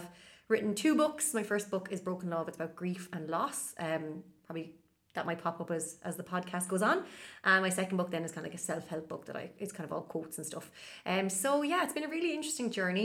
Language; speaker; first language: English; native; English